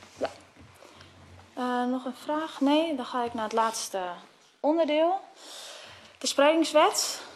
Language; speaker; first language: Dutch; native; Dutch